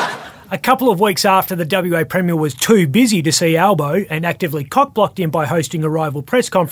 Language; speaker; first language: English; native; English